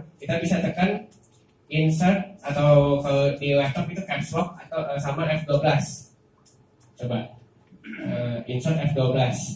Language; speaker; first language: Indonesian; native; Indonesian